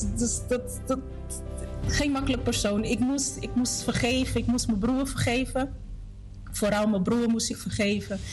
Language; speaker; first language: Dutch; non-native, fluent; Portuguese